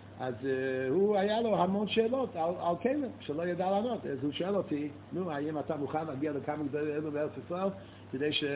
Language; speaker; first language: Hebrew; non-native, fluent; English